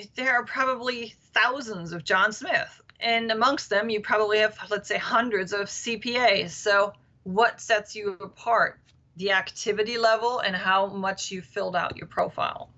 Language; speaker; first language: English; non-native, fluent; German